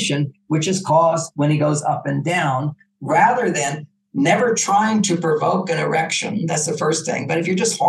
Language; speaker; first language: English; native; English